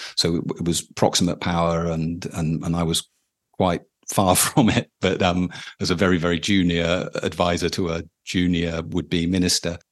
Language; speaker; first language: English; native; English